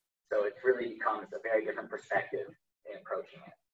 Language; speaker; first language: English; native; English